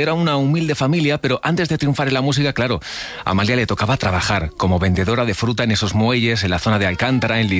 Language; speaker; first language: Spanish; native; Spanish